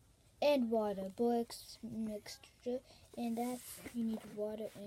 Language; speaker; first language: English; native; English